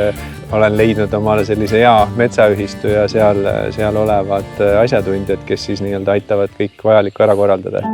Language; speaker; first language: Estonian; native; Estonian